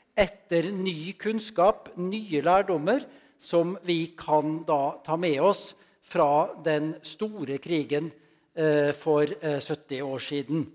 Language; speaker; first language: Norwegian; native; Norwegian